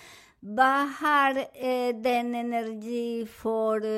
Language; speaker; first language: Swedish; non-native, learner; Spanish